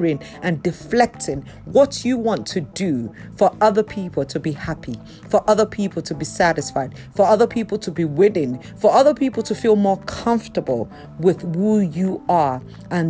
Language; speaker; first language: English; non-native, local second language; Yoruba